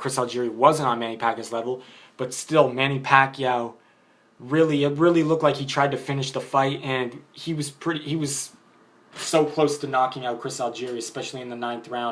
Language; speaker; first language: English; native; English